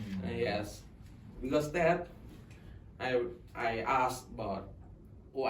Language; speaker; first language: English; non-native, local second language; Indonesian